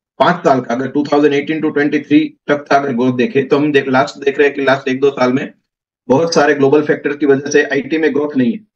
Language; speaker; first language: Hindi; non-native, local second language; Gujarati